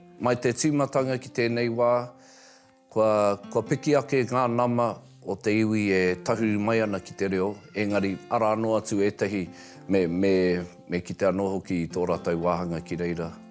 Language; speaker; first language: Māori; non-native, local second language; English